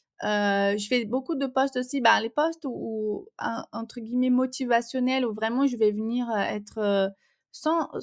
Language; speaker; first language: French; non-native, fluent; Portuguese